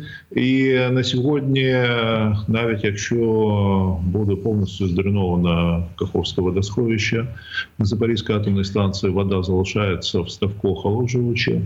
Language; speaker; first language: Ukrainian; native; Ukrainian